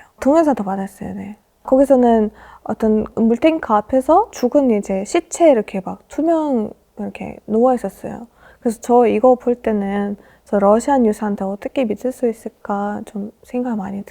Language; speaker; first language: Korean; non-native, fluent; Russian